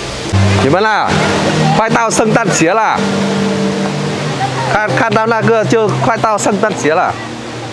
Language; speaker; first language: Chinese; non-native, learner; Vietnamese